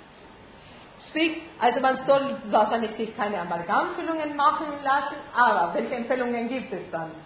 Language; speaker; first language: German; non-native, fluent; Spanish